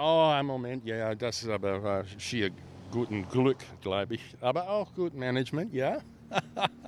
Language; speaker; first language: German; early bilingual, heritage; German